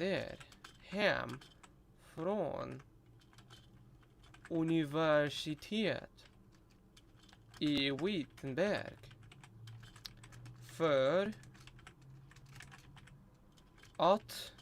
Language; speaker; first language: Swedish; non-native, learner; Russian